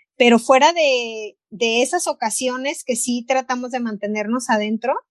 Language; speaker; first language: Spanish; native; Spanish